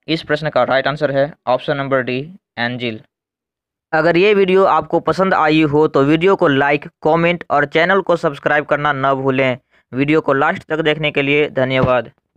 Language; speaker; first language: Hindi; native; Hindi